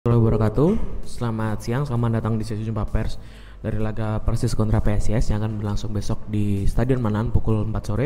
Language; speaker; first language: Indonesian; native; Indonesian